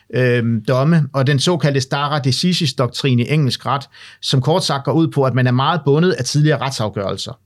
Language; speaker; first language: Danish; native; Danish